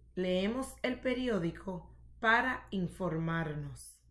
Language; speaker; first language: Spanish; non-native, learner; English